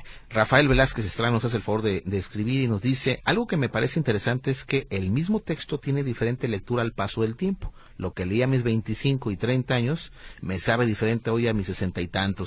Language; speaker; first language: Spanish; native; Spanish